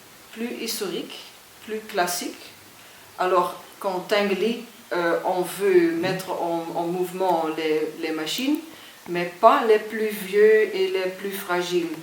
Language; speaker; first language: French; non-native, fluent; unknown